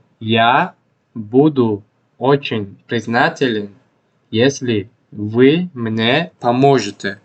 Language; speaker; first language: Russian; non-native, local second language; Tajik